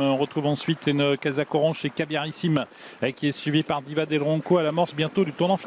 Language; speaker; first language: French; native; French